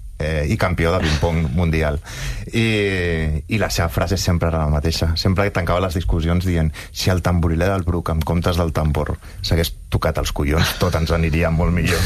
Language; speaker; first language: Catalan; native; Catalan